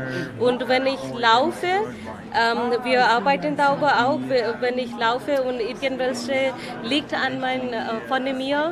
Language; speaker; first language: German; non-native, learner; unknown